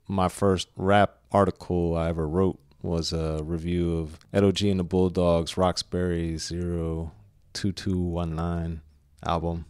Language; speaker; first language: English; native; English